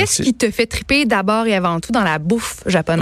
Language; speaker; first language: French; native; French